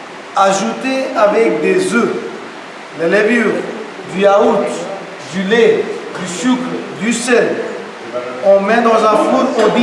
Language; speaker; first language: French; non-native, fluent; Hindi